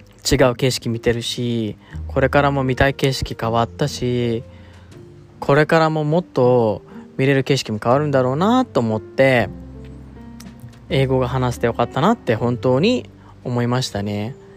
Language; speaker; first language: Japanese; early bilingual, other home language; Filipino